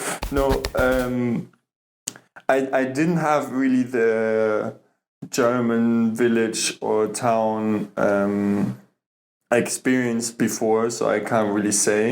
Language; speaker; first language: English; non-native, fluent; German